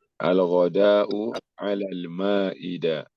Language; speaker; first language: Arabic; non-native, fluent; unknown